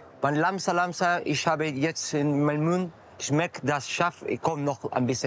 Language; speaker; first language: German; non-native, learner; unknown